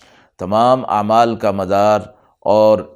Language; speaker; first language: Urdu; native; Urdu